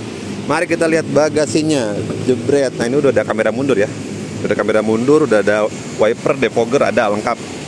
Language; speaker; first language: Indonesian; native; Indonesian